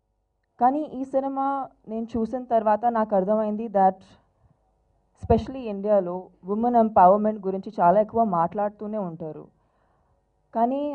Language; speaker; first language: Telugu; non-native, fluent; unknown